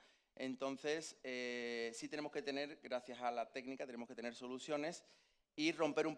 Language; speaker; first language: Spanish; native; Spanish